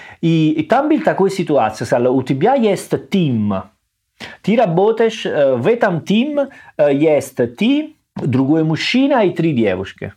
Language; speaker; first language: Russian; non-native, learner; Italian